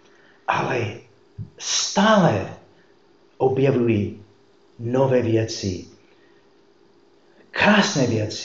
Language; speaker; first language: Czech; non-native, fluent; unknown